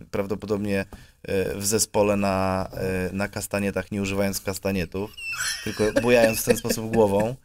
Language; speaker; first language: Polish; native; Polish